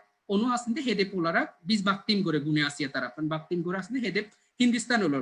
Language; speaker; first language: Turkish; non-native, fluent; Bangla